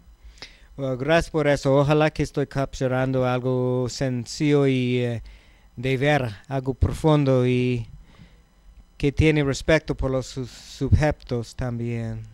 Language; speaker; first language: Spanish; non-native, learner; English